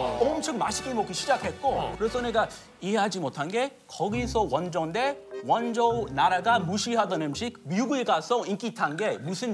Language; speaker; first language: Korean; non-native, fluent; English